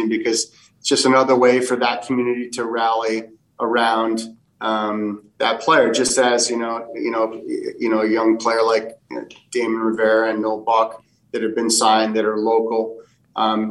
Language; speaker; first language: English; early bilingual, other home language; Portuguese